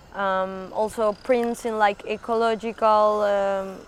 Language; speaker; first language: English; non-native, fluent; Spanish